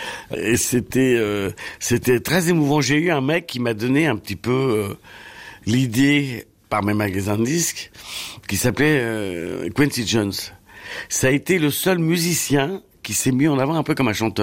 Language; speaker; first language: French; native; French